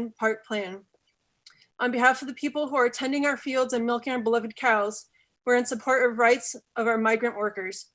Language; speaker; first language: English; native; English